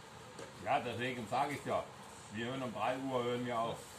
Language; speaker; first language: German; native; German